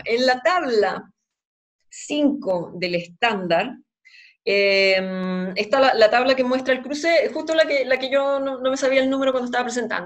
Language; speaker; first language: Spanish; native; Spanish